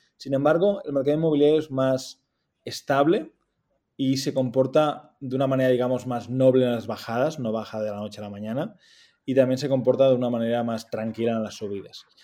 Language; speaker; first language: Spanish; native; Spanish